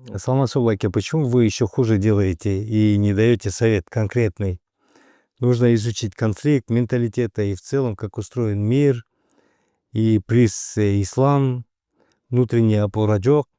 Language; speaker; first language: Russian; non-native, local second language; Kyrgyz